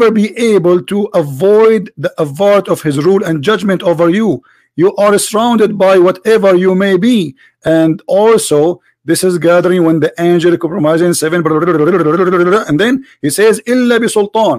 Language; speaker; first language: English; non-native, fluent; Arabic